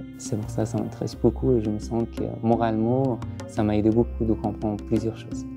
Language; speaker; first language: French; non-native, fluent; Persian